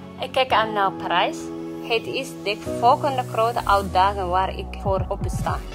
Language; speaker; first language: Dutch; non-native, fluent; Oromo